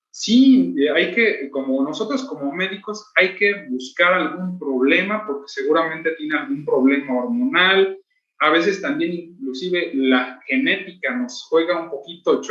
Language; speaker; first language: Spanish; native; Spanish